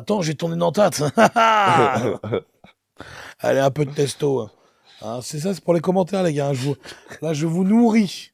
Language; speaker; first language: French; native; French